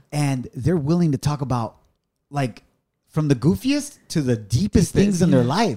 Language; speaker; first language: English; early bilingual, other home language; Spanish